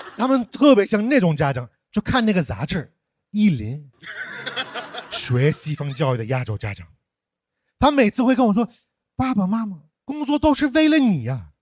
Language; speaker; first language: Chinese; non-native, fluent; English